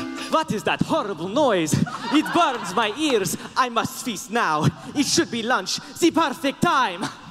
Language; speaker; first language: English; native; English